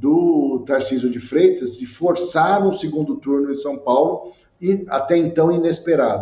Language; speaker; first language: Portuguese; native; Portuguese